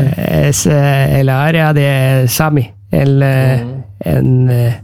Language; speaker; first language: Spanish; non-native, learner; Norwegian